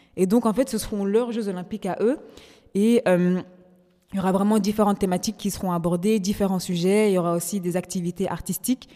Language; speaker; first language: French; native; French